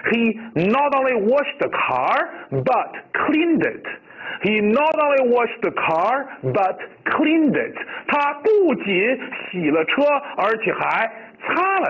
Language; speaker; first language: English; non-native, fluent; Chinese